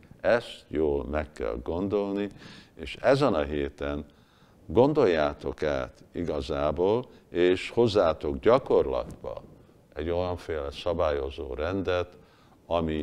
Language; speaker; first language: Hungarian; early bilingual, heritage; Hungarian